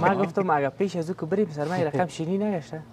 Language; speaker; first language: Persian; native; Persian